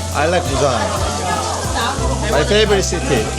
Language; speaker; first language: English; non-native, learner; Korean